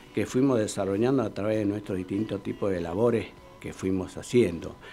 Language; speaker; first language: Spanish; native; Spanish